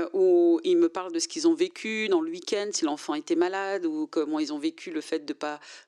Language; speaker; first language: French; non-native, fluent; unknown